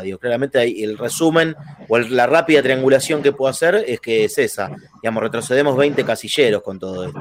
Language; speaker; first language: Spanish; native; Spanish